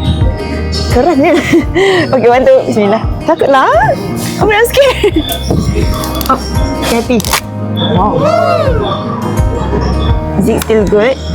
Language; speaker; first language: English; non-native, local second language; Malay